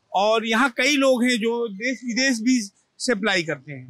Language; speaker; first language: Hindi; native; Hindi